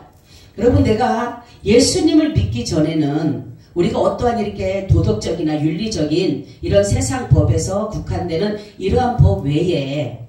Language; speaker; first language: Korean; native; Korean